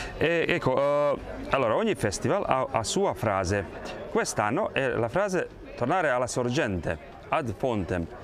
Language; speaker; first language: Italian; non-native, fluent; Croatian